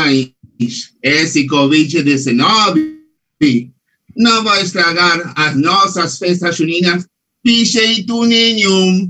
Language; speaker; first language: Portuguese; non-native, fluent; Spanish